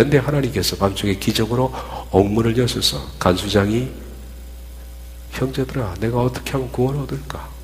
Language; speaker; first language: Korean; native; Korean